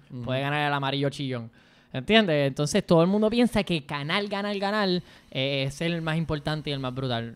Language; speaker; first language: Spanish; native; Spanish